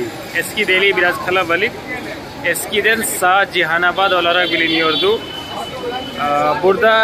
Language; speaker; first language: Turkish; non-native, fluent; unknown